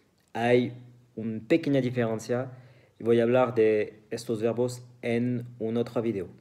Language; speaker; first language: Spanish; non-native, fluent; French